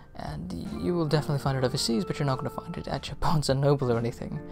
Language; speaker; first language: English; early bilingual, other home language; Spanish